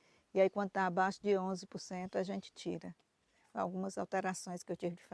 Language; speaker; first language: Portuguese; native; Portuguese